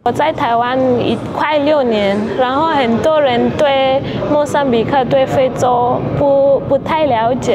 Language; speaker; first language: Chinese; non-native, fluent; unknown